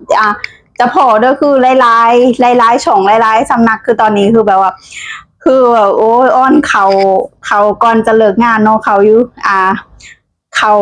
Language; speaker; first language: Thai; non-native, local second language; Lao